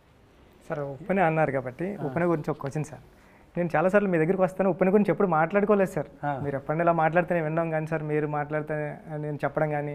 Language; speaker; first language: Telugu; native; Telugu